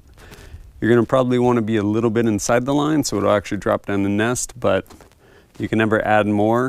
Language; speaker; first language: English; native; English